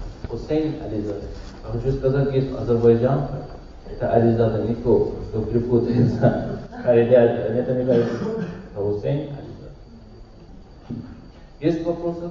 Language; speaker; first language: Russian; non-native, learner; Persian